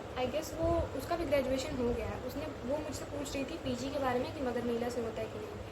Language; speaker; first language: Hindi; native; Hindi